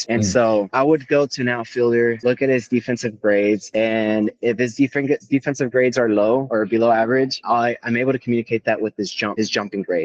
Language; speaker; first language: English; native; English